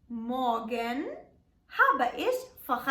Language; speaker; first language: German; non-native, fluent; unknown